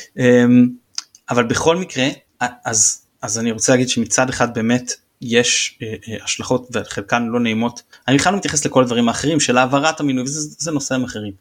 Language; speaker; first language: Hebrew; native; Hebrew